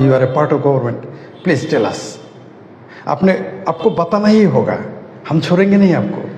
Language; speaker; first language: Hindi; non-native, fluent; Bangla